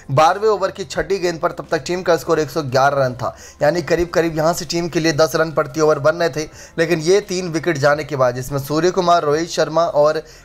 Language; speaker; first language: Hindi; native; Hindi